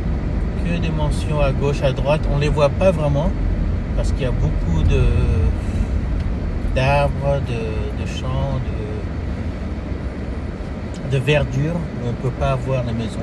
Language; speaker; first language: French; early bilingual, heritage; French